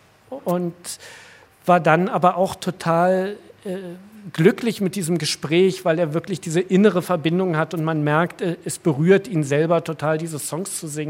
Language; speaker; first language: German; native; German